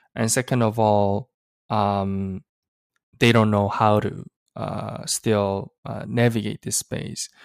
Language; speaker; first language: English; early bilingual, other home language; Korean